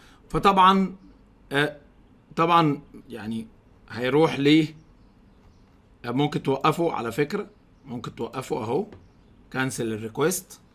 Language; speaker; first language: Arabic; native; Arabic